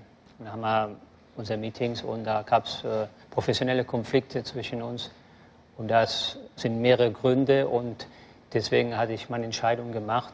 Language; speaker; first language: German; non-native, fluent; English